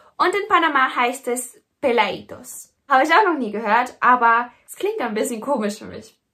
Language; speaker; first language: German; native; German